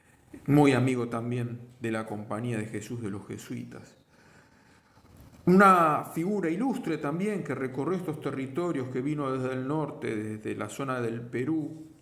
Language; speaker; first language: Spanish; native; Spanish